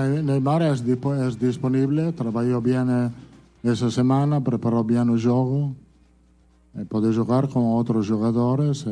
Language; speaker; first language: Portuguese; non-native, fluent; Italian